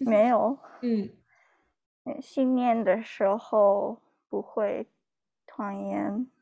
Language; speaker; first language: Chinese; non-native, learner; English